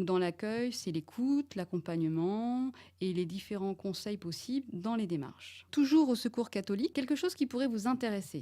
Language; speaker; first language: French; non-native, learner; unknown